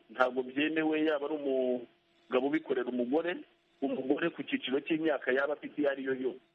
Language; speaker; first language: Kinyarwanda; native; Kinyarwanda